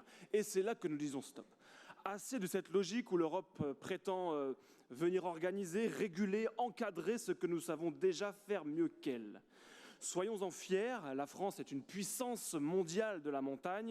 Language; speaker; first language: French; native; French